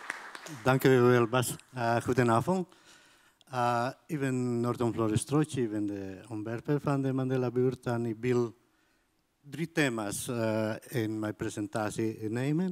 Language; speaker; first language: Dutch; non-native, fluent; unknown